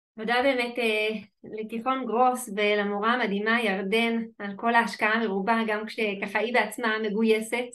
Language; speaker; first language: Hebrew; native; Hebrew